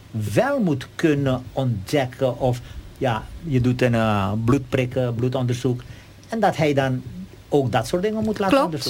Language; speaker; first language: Dutch; native; Dutch